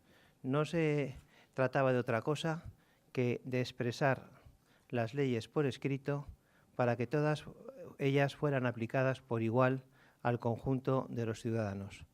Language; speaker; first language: Spanish; native; Spanish